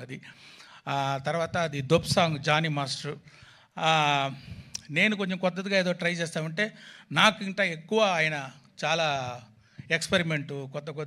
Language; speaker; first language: Telugu; non-native, learner; Tamil